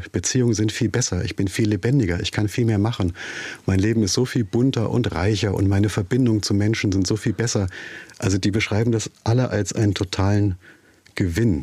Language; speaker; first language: German; native; German